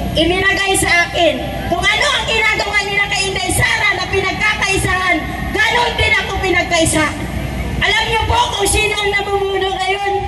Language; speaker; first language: Filipino; non-native, local second language; Waray